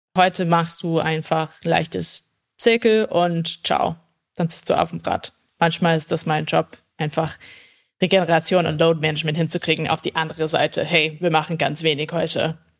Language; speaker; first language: German; early bilingual, heritage; English